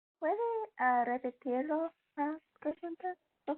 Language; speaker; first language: Spanish; non-native, learner; English